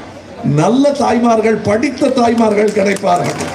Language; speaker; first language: Tamil; native; Tamil